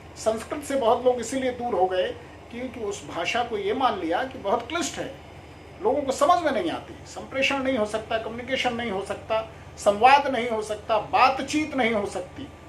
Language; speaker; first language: Hindi; native; Hindi